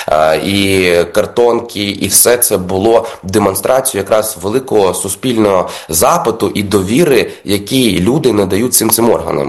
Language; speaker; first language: Ukrainian; native; Ukrainian